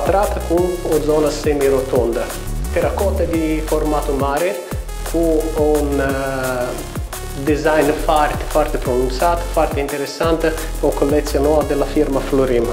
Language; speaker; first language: Romanian; non-native, fluent; Italian